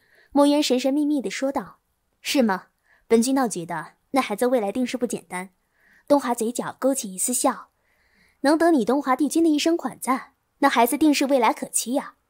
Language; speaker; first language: Chinese; native; Chinese